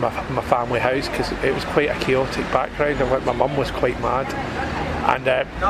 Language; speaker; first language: English; native; English